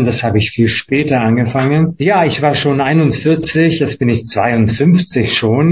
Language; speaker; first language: German; non-native, fluent; Hungarian